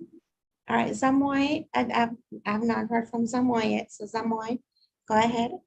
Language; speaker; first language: English; native; English